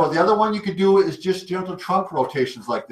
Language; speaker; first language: English; native; English